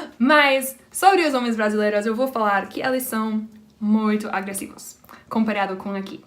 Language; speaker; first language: Portuguese; non-native, fluent; English